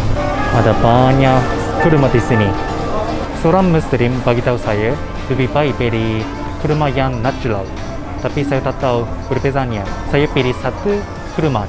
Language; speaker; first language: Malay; non-native, learner; Japanese